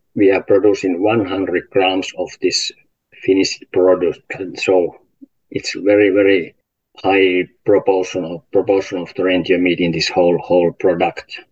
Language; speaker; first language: English; non-native, learner; Finnish